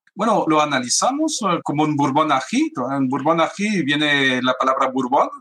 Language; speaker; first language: Spanish; non-native, fluent; French